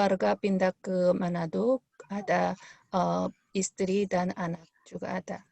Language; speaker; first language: Indonesian; non-native, fluent; Korean